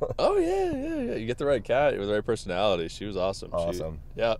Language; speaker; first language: English; native; English